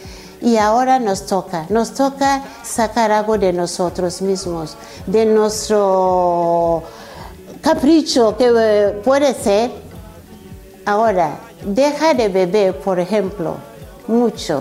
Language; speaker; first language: Spanish; non-native, fluent; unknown